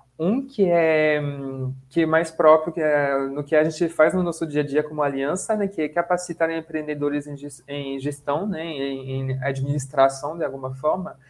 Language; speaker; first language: Portuguese; non-native, fluent; French